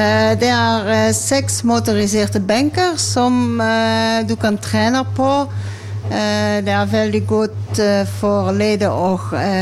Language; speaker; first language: Norwegian; non-native, learner; Dutch